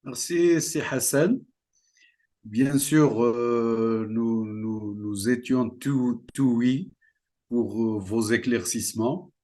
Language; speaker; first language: French; non-native, local second language; Central Atlas Tamazight